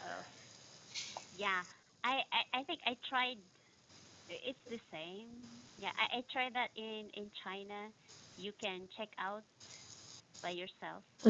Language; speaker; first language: English; non-native, fluent; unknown